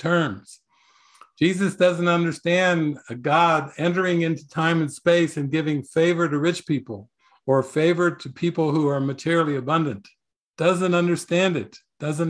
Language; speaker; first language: English; native; English